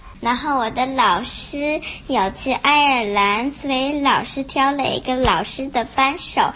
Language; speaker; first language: Chinese; early bilingual, heritage; Chinese